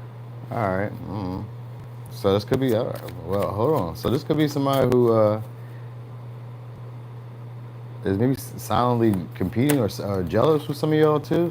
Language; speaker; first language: English; native; English